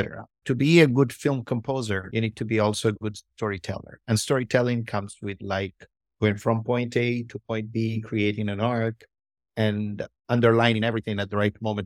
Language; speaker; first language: English; non-native, fluent; Italian